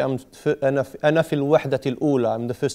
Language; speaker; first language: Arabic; non-native, fluent; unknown